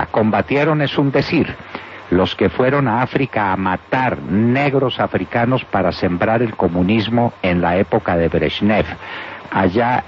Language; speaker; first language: Spanish; native; Spanish